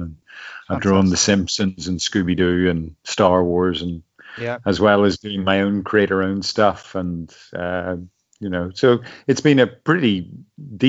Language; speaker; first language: English; native; English